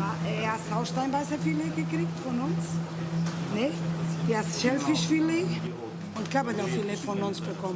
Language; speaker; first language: German; non-native, learner; Portuguese